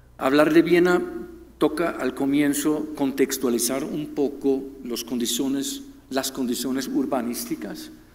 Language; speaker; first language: Spanish; non-native, fluent; German